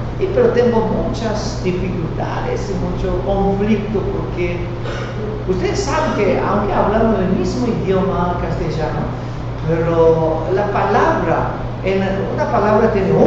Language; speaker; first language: Spanish; non-native, fluent; Korean